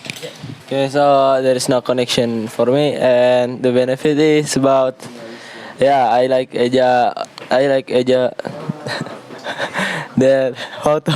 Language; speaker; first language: English; non-native, learner; Indonesian